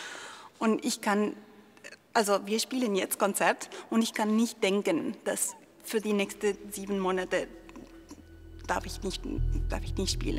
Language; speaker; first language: German; non-native, fluent; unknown